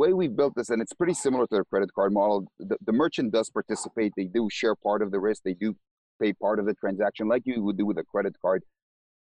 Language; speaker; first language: English; non-native, fluent; Hebrew